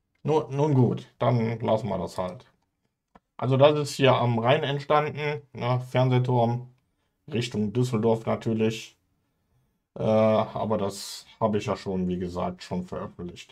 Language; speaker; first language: German; native; German